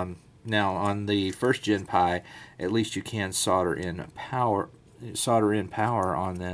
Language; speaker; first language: English; native; English